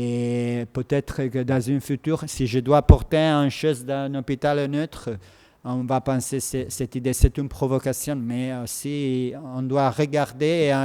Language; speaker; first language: French; non-native, fluent; Italian